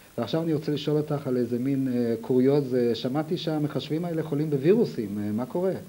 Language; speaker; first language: Hebrew; native; Hebrew